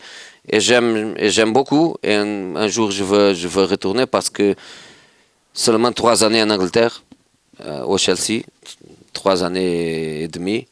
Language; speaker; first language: French; non-native, fluent; Portuguese